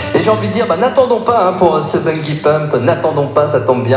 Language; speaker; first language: French; native; French